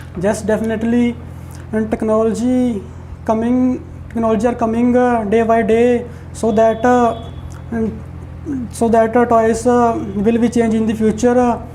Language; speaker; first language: English; non-native, learner; Punjabi